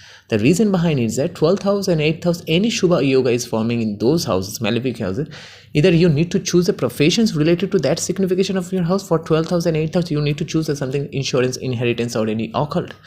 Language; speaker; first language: English; non-native, local second language; Bangla